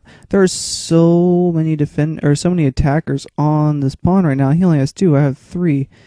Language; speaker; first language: English; native; English